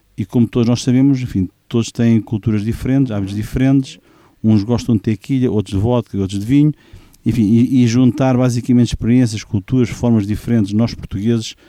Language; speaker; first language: Portuguese; native; Portuguese